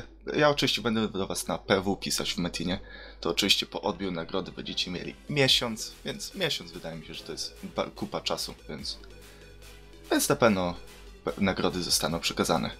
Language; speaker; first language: Polish; native; Polish